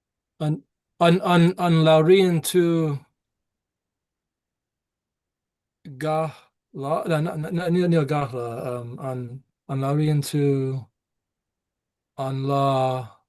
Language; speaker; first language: Irish; non-native, learner; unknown